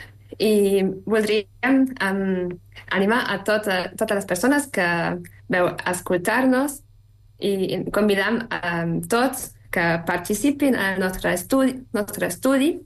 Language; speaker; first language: Catalan; non-native, fluent; German